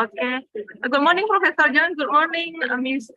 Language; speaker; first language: English; non-native, learner; Indonesian